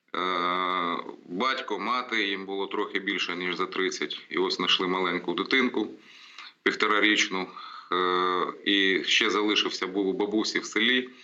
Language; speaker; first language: Ukrainian; non-native, local second language; Russian